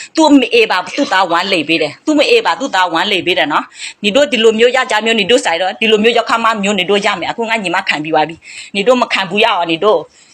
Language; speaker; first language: Burmese; non-native, local second language; Karen languages